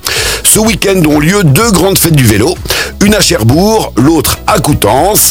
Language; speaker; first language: French; native; French